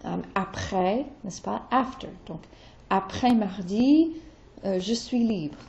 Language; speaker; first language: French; non-native, fluent; English